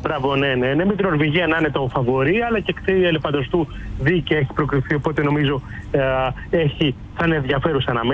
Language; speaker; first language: Greek; native; Greek